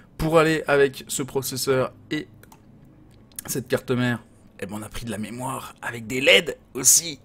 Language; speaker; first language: French; native; French